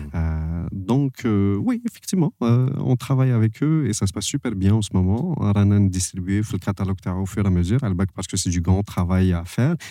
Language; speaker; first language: French; non-native, local second language; Arabic